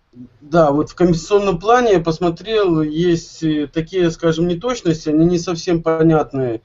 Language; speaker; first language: Russian; native; Russian